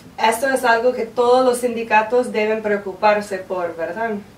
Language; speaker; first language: Spanish; non-native, fluent; English